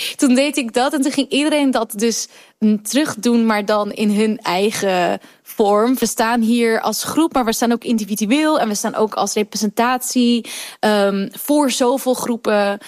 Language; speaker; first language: Dutch; early bilingual, other home language; Kurdish